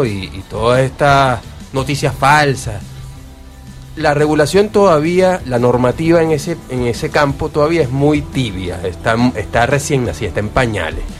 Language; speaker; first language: Spanish; native; Spanish